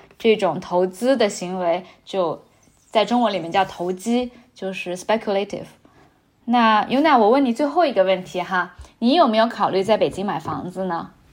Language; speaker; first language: Chinese; native; Chinese